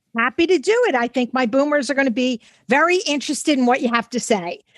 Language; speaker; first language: English; native; English